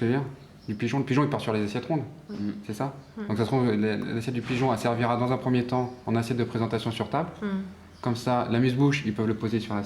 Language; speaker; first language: French; native; French